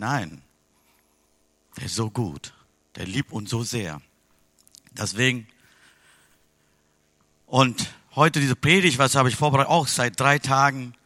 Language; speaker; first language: German; non-native, fluent; Tamil